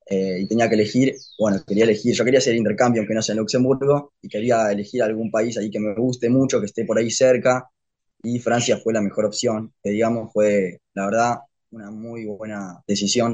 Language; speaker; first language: Spanish; early bilingual, heritage; Spanish